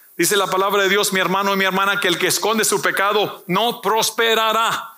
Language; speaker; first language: Spanish; early bilingual, heritage; Spanish